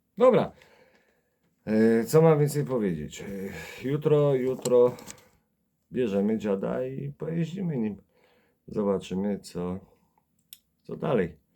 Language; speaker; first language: Polish; native; Polish